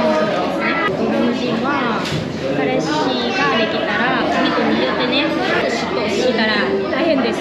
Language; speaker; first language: Japanese; non-native, learner; Vietnamese